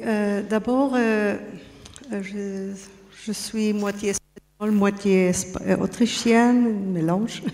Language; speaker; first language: French; non-native, fluent; Spanish